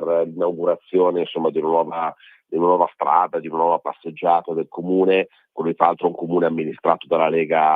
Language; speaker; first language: Italian; native; Italian